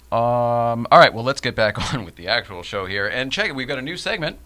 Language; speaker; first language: English; native; English